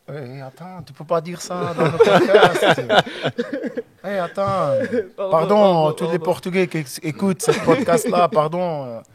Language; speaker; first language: French; non-native, learner; Portuguese